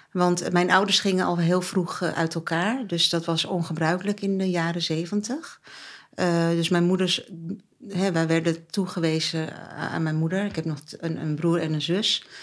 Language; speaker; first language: Dutch; early bilingual, other home language; Turkish